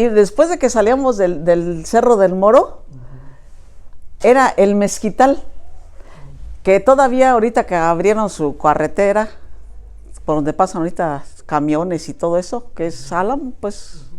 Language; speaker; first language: Spanish; native; Spanish